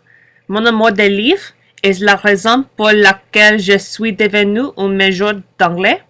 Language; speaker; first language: French; non-native, learner; English